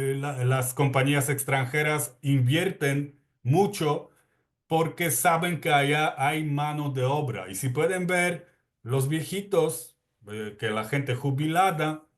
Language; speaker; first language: Spanish; non-native, fluent; Polish